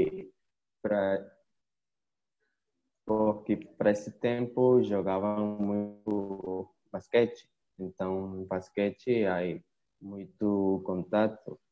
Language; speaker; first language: Portuguese; non-native, learner; Spanish